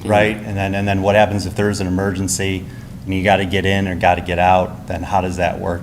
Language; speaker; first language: English; native; English